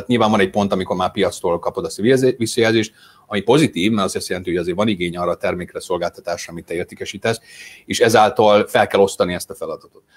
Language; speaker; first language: Hungarian; early bilingual, heritage; English